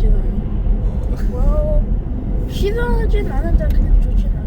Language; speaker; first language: Korean; early bilingual, heritage; English